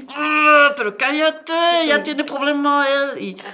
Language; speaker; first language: Spanish; non-native, learner; French